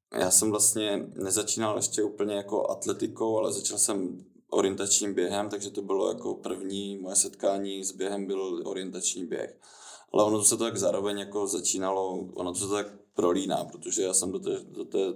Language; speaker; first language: Czech; native; Czech